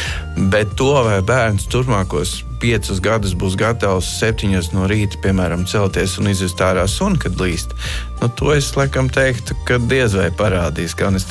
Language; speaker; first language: Latvian; native; Latvian